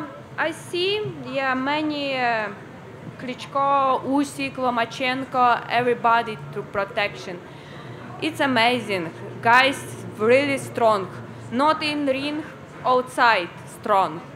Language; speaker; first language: English; non-native, learner; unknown